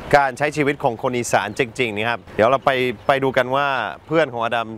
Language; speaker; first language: Thai; non-native, fluent; English